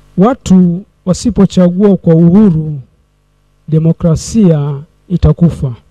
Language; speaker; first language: Swahili; native; Swahili